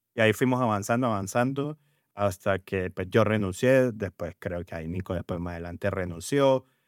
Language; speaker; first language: Spanish; native; Spanish